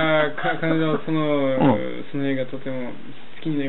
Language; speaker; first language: Japanese; non-native, learner; Russian